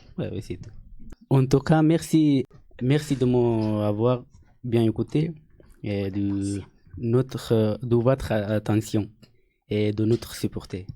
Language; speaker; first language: French; non-native, learner; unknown